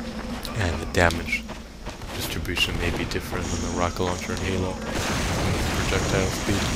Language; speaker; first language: English; native; English